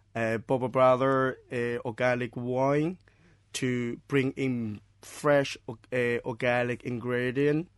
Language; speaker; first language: English; non-native, learner; Chinese